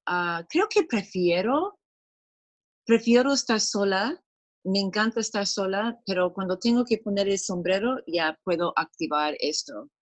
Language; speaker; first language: Spanish; non-native, fluent; English